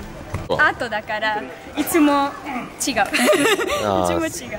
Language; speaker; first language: Japanese; non-native, learner; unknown